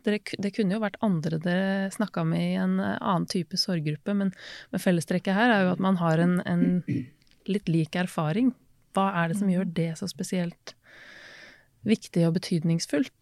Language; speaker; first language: Norwegian; native; Norwegian